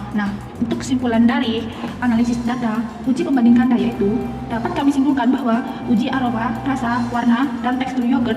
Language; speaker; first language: Indonesian; native; Indonesian